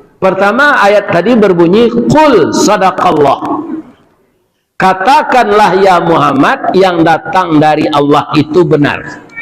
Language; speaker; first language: Malay; non-native, local second language; Minangkabau